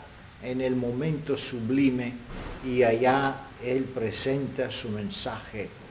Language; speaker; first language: Spanish; non-native, fluent; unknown